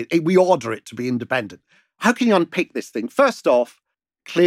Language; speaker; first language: English; native; English